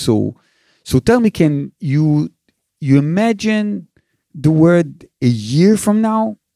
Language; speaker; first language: English; non-native, fluent; Hebrew